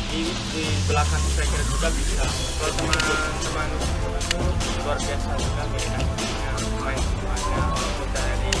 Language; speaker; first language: Indonesian; non-native, learner; Malagasy